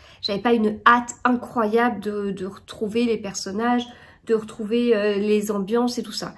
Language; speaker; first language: French; native; French